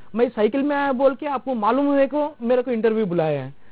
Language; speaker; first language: Hindi; non-native, local second language; Telugu